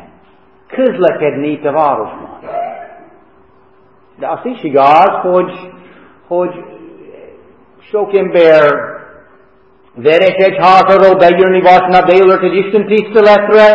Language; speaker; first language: Hungarian; non-native, fluent; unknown